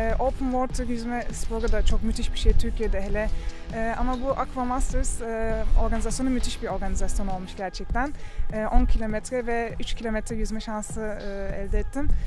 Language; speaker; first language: Turkish; early bilingual, heritage; Turkish